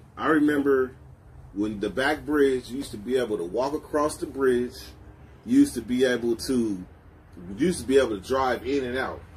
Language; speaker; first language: English; native; English